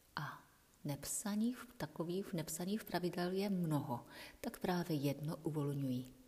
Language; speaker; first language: Czech; non-native, fluent; Japanese